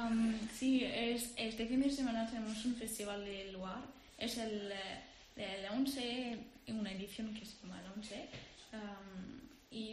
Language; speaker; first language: Spanish; non-native, learner; French